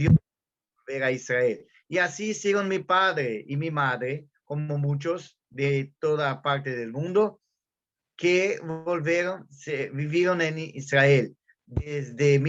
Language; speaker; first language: Spanish; non-native, learner; Portuguese